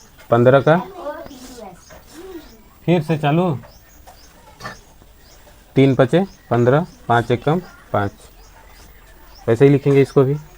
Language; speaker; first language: Hindi; native; Hindi